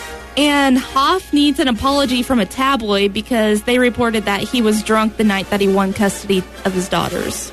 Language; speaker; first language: English; native; English